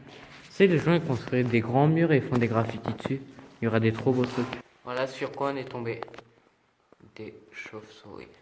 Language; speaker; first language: French; native; French